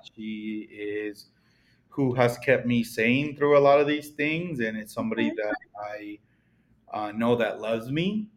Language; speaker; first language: English; early bilingual, other home language; Spanish